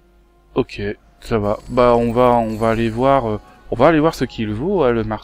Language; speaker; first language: French; native; French